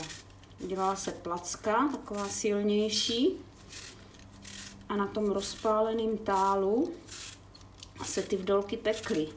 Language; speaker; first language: Czech; native; Czech